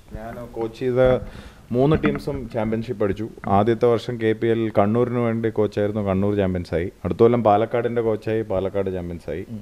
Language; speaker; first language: Malayalam; native; Malayalam